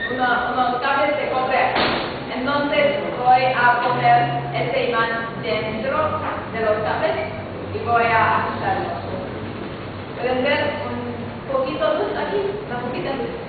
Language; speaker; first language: Spanish; non-native, fluent; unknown